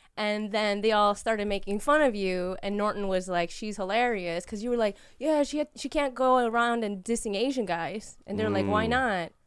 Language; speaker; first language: English; native; English